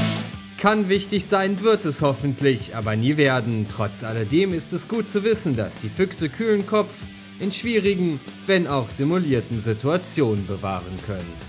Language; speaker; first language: German; native; German